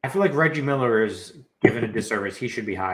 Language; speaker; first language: English; native; English